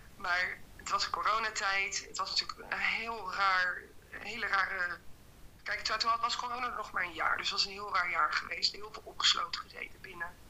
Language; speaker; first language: Dutch; native; Dutch